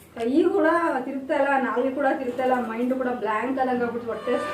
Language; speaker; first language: Kannada; native; Kannada